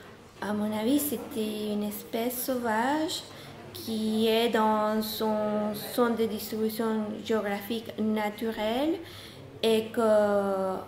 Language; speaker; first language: French; non-native, fluent; Spanish